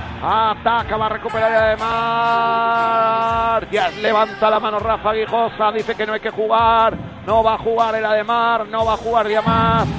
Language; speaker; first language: Spanish; native; Spanish